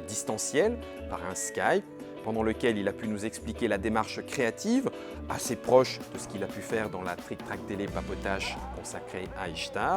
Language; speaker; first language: French; native; French